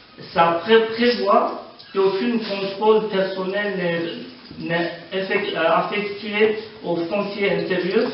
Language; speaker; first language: French; non-native, learner; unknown